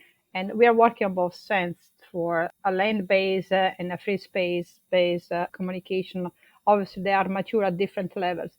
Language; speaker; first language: English; non-native, fluent; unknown